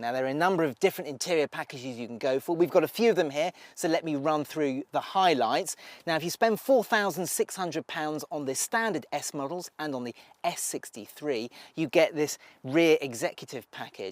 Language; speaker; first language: English; native; English